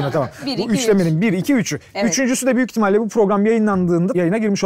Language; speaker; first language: Turkish; native; Turkish